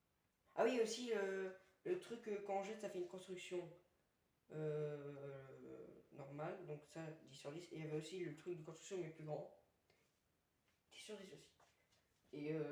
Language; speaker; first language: French; native; French